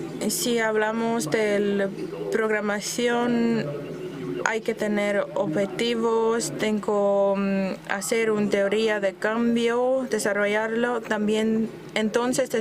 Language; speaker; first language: Spanish; non-native, fluent; German